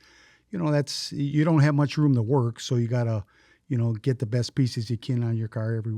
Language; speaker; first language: English; native; English